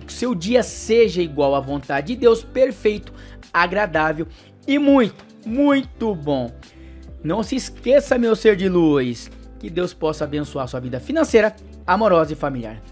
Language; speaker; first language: Portuguese; native; Portuguese